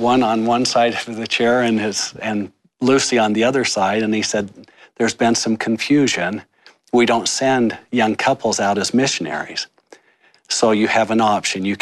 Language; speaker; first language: English; native; English